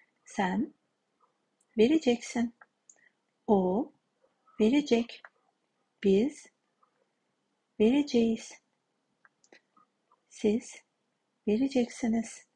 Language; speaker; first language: Turkish; non-native, fluent; Kazakh